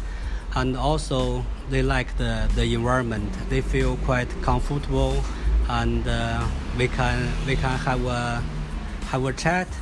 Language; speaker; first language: English; non-native, fluent; Chinese